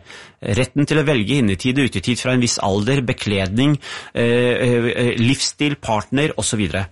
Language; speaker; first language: Norwegian; early bilingual, other home language; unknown